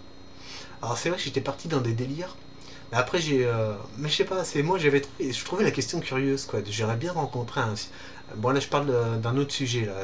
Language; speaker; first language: French; native; French